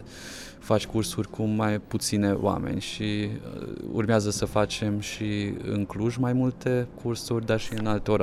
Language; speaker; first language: Romanian; non-native, local second language; Hungarian